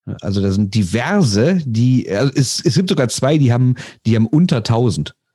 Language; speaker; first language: German; native; German